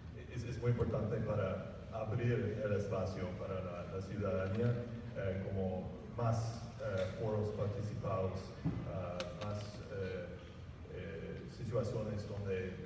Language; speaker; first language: Spanish; non-native, fluent; English